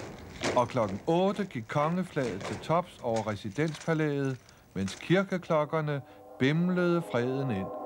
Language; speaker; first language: Danish; native; Danish